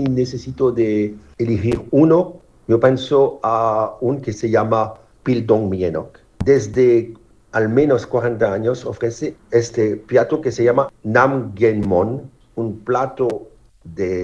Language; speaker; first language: Spanish; non-native, learner; French